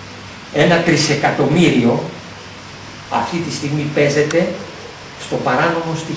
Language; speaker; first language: Greek; native; Greek